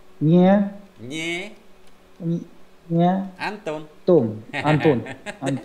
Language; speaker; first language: Russian; non-native, learner; Vietnamese